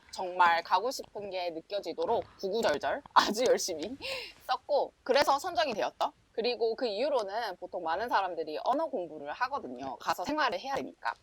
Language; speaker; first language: Korean; native; Korean